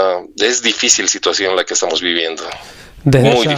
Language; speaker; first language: Spanish; native; Spanish